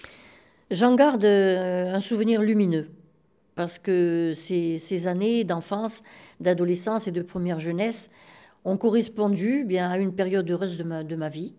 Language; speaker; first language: French; native; French